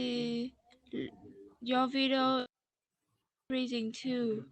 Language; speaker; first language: English; non-native, learner; Vietnamese